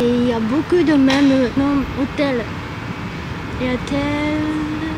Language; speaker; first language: French; non-native, learner; Japanese